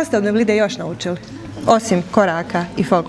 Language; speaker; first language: Bosnian; native; Bosnian